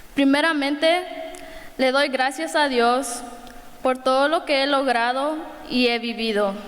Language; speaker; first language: Spanish; early bilingual, other home language; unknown